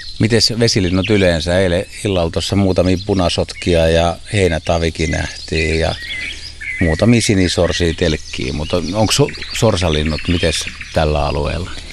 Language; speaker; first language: Finnish; native; Finnish